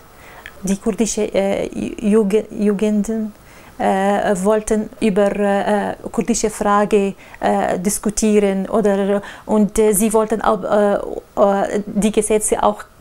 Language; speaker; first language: German; non-native, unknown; Arabic